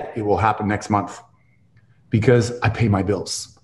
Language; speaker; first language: English; native; English